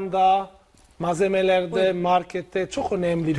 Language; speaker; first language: Turkish; non-native, learner; Italian